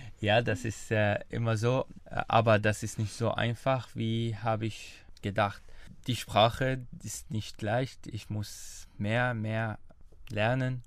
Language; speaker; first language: German; non-native, learner; Arabic